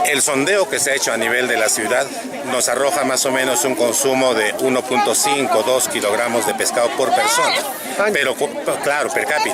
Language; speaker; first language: Spanish; native; Spanish